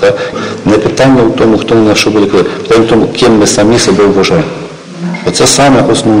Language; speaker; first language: Ukrainian; native; Ukrainian